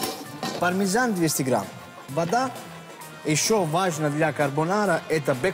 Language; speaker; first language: Russian; non-native, fluent; Italian